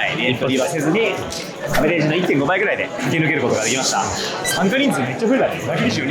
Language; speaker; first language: Japanese; native; Japanese